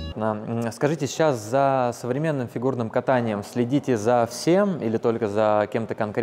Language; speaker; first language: Russian; native; Russian